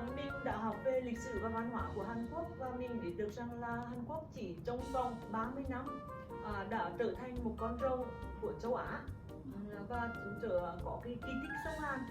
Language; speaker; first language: Vietnamese; native; Vietnamese